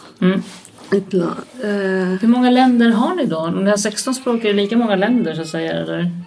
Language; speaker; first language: Swedish; native; Swedish